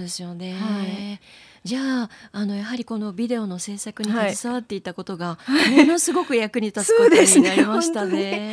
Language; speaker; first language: Japanese; native; Japanese